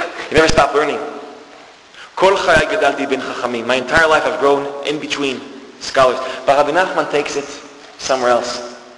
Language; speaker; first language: English; non-native, fluent; Hebrew